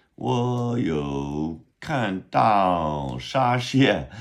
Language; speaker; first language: Chinese; non-native, fluent; English